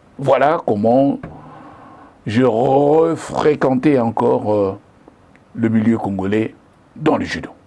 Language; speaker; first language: French; non-native, local second language; Lingala